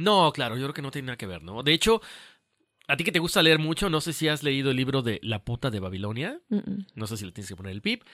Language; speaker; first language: Spanish; native; Spanish